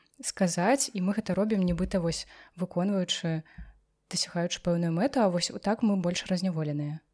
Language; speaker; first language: Belarusian; non-native, local second language; Russian